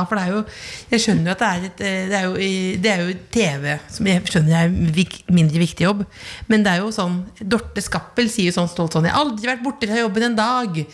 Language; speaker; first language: Norwegian; native; Norwegian